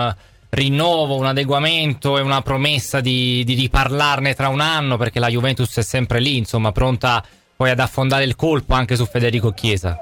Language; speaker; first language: Italian; native; Italian